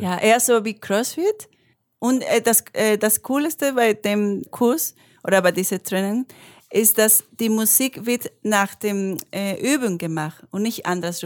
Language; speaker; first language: German; non-native, learner; Spanish